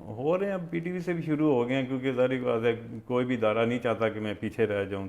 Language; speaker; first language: Urdu; non-native, local second language; Punjabi